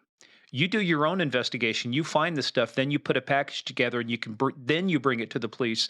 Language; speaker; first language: English; native; English